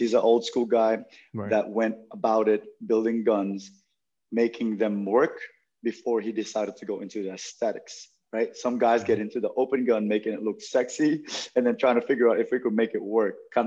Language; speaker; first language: English; non-native, local second language; Filipino